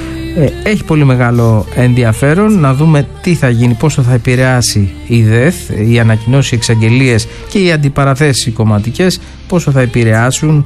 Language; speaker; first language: Greek; native; Greek